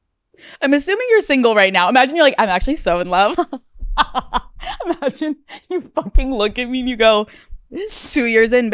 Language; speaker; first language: English; native; English